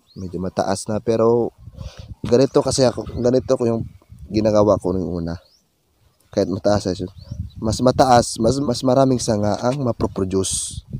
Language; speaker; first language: Filipino; non-native, local second language; Cebuano